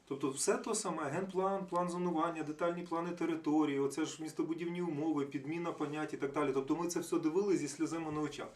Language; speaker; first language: Ukrainian; native; Ukrainian